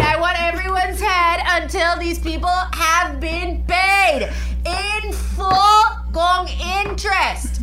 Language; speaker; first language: English; early bilingual, other home language; Spanish